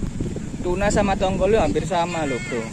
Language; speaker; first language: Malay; non-native, local second language; Javanese